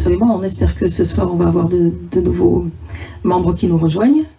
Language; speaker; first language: French; native; French